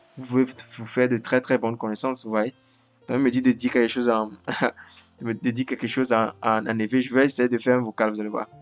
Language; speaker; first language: French; non-native, local second language; Ewe